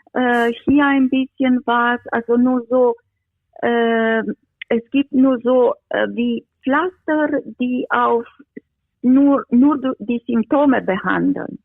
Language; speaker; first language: German; non-native, fluent; Romanian